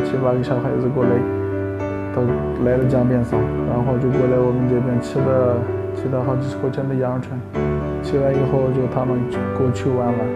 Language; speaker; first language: Chinese; non-native, local second language; Uyghur